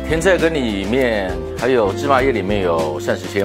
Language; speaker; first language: Chinese; native; Chinese